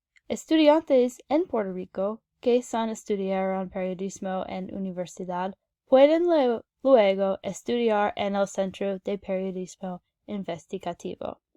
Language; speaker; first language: Spanish; non-native, learner; English